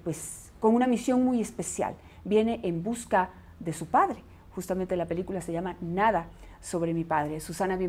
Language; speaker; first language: Spanish; native; Spanish